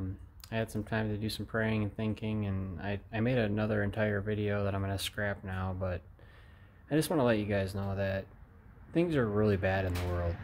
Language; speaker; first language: English; native; English